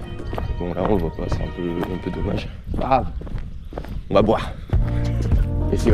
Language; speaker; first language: French; native; French